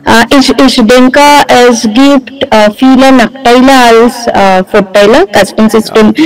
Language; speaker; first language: German; non-native, learner; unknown